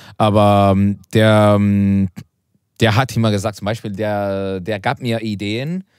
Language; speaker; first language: German; non-native, learner; Spanish